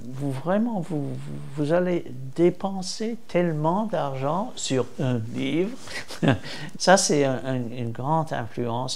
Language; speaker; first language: French; non-native, fluent; English